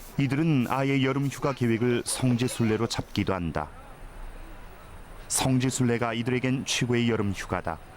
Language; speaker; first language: Korean; native; Korean